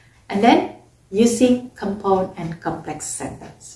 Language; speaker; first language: English; non-native, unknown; Indonesian